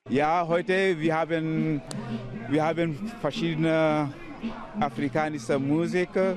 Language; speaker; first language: German; non-native, learner; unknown